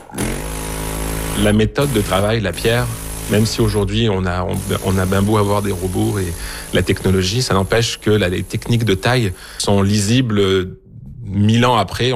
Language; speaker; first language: French; native; French